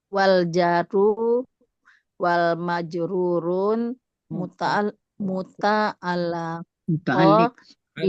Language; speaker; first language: Arabic; non-native, learner; Indonesian